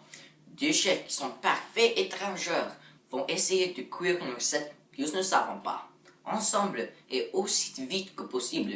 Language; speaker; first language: French; non-native, learner; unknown